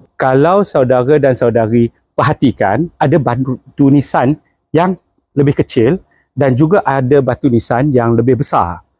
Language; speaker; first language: Malay; native; Malay